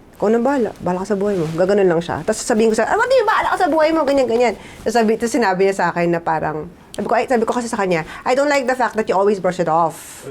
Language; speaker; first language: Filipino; native; Filipino